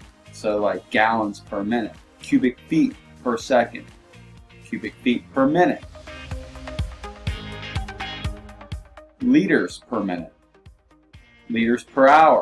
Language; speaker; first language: English; native; English